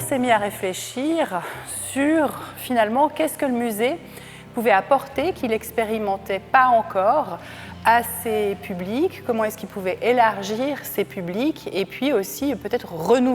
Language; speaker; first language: French; native; French